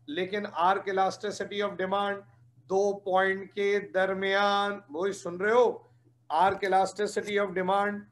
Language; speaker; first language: Hindi; native; Hindi